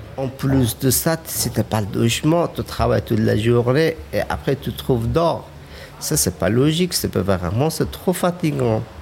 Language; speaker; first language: French; non-native, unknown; Persian